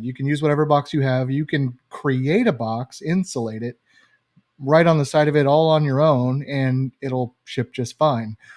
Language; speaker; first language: English; native; English